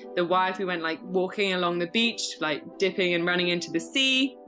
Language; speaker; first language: English; native; English